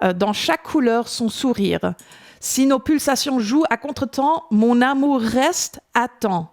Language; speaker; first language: French; non-native, fluent; English